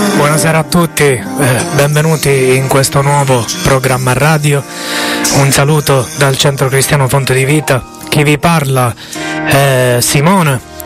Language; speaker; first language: Italian; native; Italian